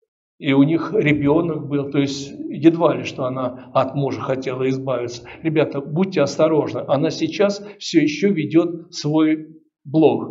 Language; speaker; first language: Russian; native; Russian